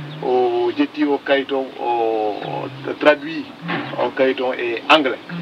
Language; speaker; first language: French; non-native, local second language; Wolof